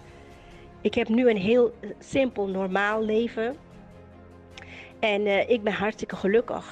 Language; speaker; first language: Dutch; native; Dutch